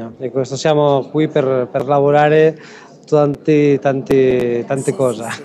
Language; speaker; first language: Italian; non-native, learner; Catalan